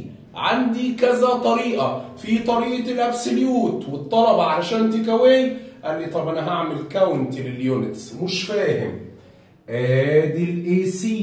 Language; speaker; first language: Arabic; native; Arabic